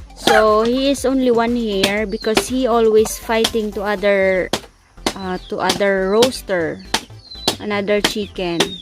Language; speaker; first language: English; non-native, local second language; Filipino